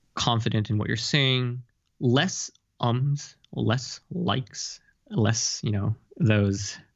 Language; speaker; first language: English; early bilingual, heritage; Japanese